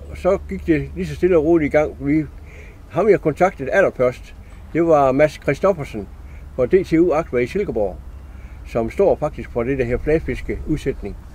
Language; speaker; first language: Danish; native; Danish